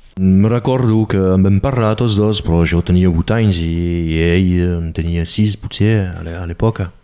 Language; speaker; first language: Catalan; non-native, local second language; French